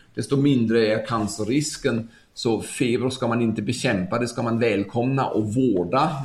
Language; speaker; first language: Swedish; non-native, fluent; German